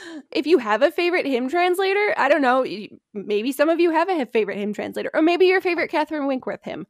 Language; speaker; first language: English; native; English